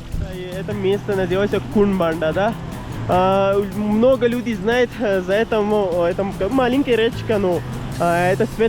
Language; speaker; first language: Russian; non-native, learner; Urdu